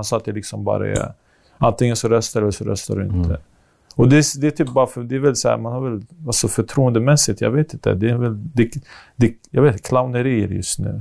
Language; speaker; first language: Swedish; early bilingual, other home language; Greek